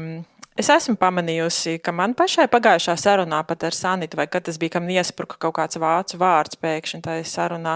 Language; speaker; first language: Latvian; native; Latvian